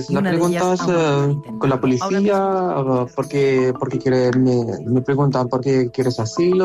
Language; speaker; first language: Spanish; non-native, learner; Arabic